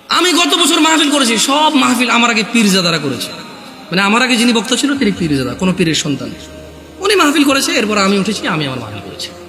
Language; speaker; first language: Bangla; early bilingual, heritage; Bangla